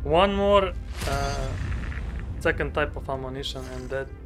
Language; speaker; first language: English; non-native, learner; Croatian